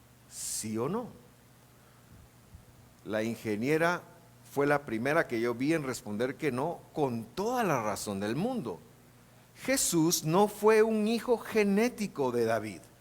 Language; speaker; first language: Spanish; native; Spanish